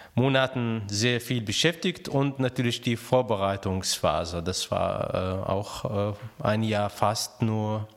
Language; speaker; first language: German; non-native, fluent; Arabic